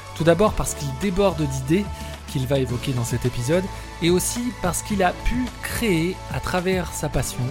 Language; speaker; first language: French; native; French